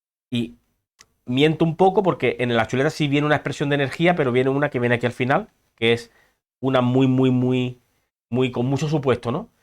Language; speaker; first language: Spanish; native; Spanish